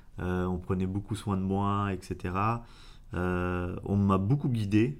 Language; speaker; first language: French; early bilingual, other home language; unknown